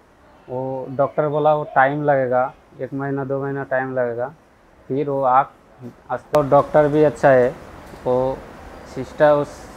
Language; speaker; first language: Hindi; non-native, local second language; Bangla